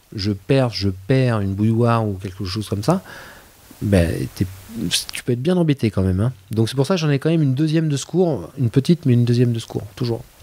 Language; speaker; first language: French; native; French